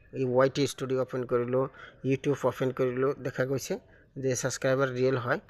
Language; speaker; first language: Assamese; non-native, local second language; Bangla